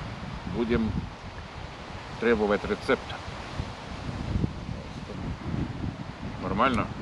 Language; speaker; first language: Russian; non-native, local second language; Estonian